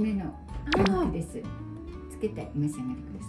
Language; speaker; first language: Japanese; native; Japanese